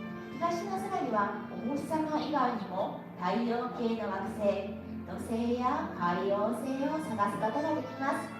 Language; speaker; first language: Japanese; native; Japanese